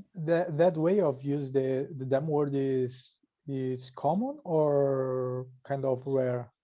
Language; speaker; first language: English; non-native, learner; Portuguese